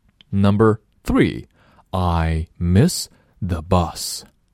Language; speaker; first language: English; non-native, fluent; Chinese